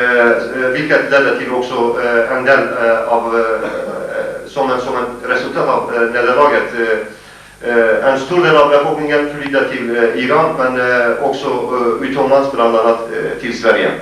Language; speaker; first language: Swedish; non-native, fluent; Kurdish